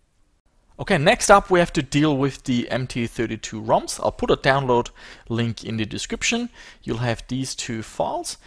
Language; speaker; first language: English; native; English